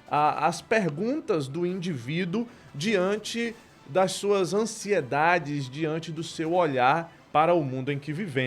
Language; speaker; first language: Portuguese; native; Portuguese